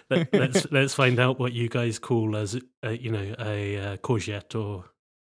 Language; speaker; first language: English; native; English